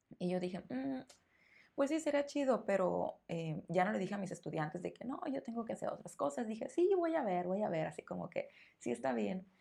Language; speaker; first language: Spanish; native; Spanish